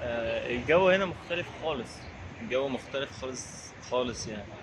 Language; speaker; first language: Arabic; native; Arabic